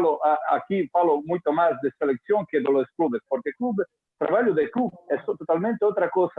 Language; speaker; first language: Portuguese; non-native, learner; Croatian